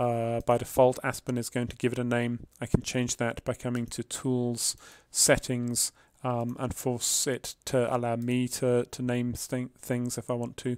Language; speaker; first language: English; native; English